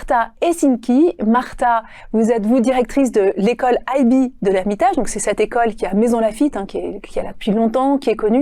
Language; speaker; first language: French; native; French